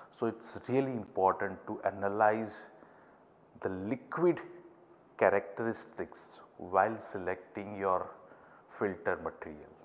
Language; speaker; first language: English; non-native, local second language; Gujarati